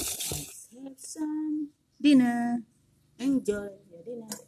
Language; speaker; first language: English; non-native, local second language; Malay